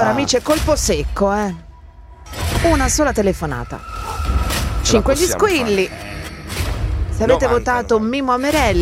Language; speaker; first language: Italian; native; Italian